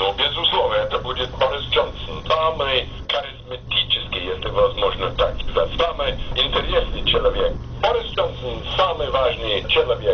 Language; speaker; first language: Russian; non-native, fluent; English